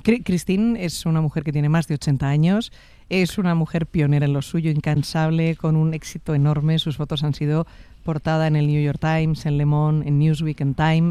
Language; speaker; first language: Spanish; native; Spanish